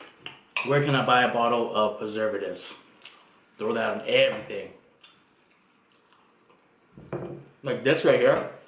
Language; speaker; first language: English; native; English